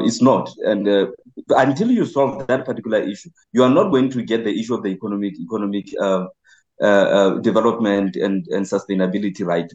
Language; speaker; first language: English; non-native, local second language; Southern Sotho